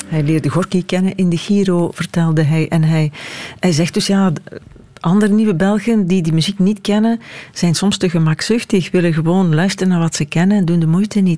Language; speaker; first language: Dutch; native; Dutch